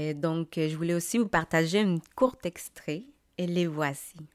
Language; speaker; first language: French; non-native, fluent; Spanish